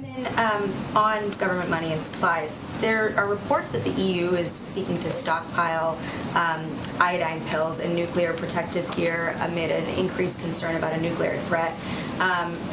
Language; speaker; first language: English; native; English